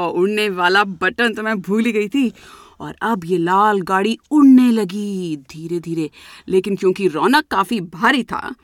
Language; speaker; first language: Hindi; native; Hindi